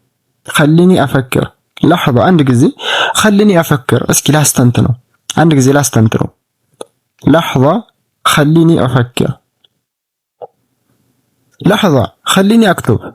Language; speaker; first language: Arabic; non-native, fluent; Amharic